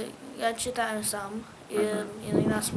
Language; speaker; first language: Russian; early bilingual, heritage; English